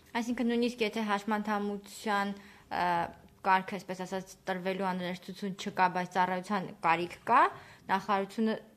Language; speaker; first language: Armenian; native; Armenian